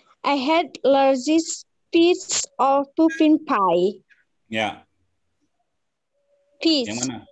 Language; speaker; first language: English; non-native, learner; Indonesian